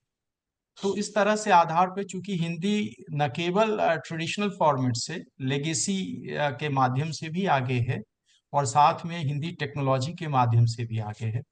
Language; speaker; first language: Hindi; native; Hindi